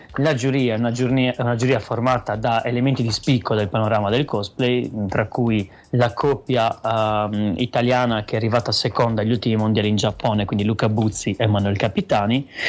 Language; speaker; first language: Italian; native; Italian